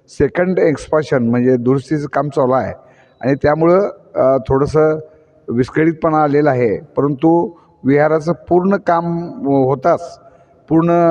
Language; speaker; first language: Marathi; native; Marathi